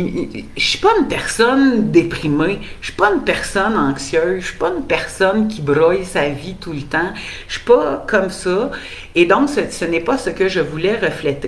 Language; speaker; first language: French; native; French